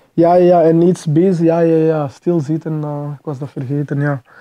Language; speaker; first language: Dutch; non-native, fluent; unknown